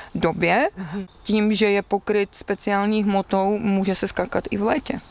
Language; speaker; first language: Czech; native; Czech